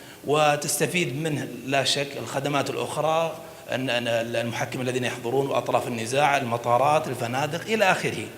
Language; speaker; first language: Arabic; native; Arabic